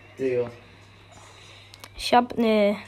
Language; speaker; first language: German; native; German